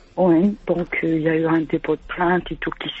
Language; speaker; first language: French; native; French